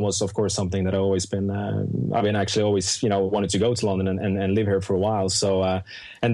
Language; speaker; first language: English; non-native, fluent; Swedish